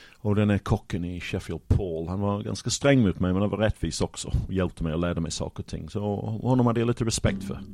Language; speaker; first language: Swedish; non-native, fluent; English